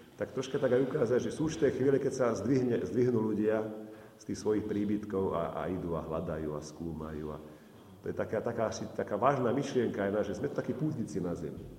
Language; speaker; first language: Slovak; native; Slovak